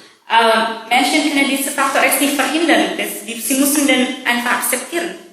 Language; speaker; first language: German; non-native, learner; Indonesian